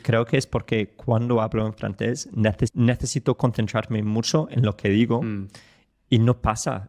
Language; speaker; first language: Spanish; non-native, fluent; English